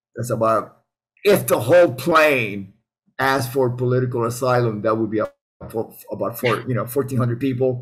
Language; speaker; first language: English; early bilingual, other home language; Spanish